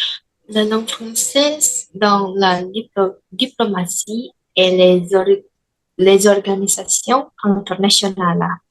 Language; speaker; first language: French; non-native, learner; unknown